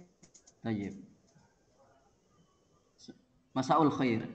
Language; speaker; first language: Arabic; non-native, fluent; Indonesian